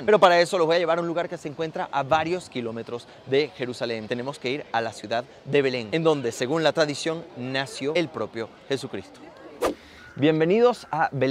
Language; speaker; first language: Spanish; native; Spanish